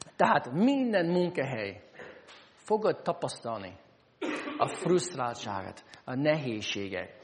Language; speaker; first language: Hungarian; non-native, fluent; English